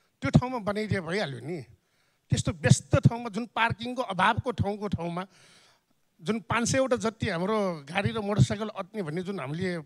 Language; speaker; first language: Nepali; non-native, local second language; Newari